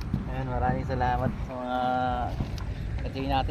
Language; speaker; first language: Filipino; native; Filipino